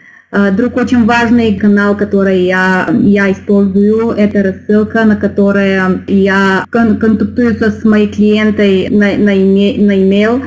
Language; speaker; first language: Russian; non-native, learner; Bulgarian